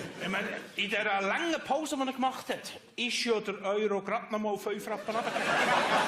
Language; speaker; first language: German; native; German